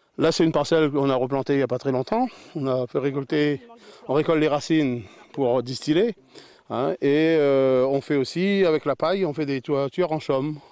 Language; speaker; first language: French; native; French